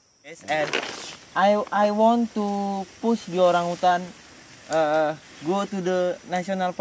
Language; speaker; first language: English; non-native, learner; Indonesian